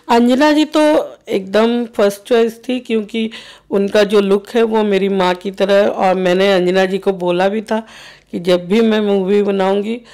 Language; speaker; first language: Hindi; native; Hindi